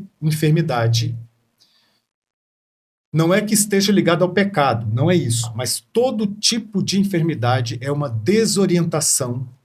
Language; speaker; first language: Portuguese; native; Portuguese